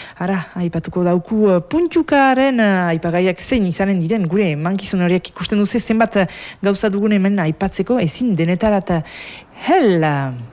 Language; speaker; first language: Basque; native; Basque